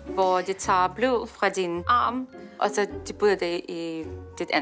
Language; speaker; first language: Danish; early bilingual, heritage; Danish